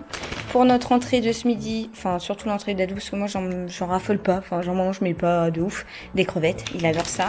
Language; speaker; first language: French; native; French